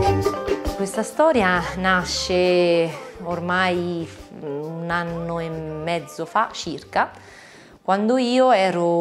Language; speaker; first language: Italian; native; Italian